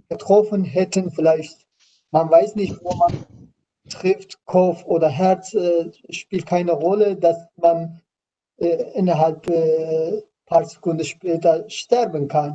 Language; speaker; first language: German; non-native, learner; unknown